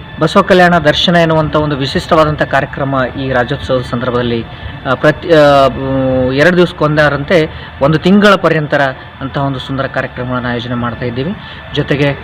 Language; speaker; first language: Kannada; native; Kannada